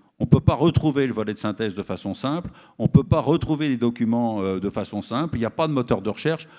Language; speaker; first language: French; native; French